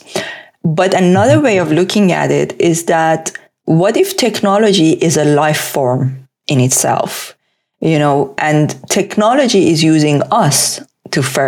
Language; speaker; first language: English; non-native, fluent; Persian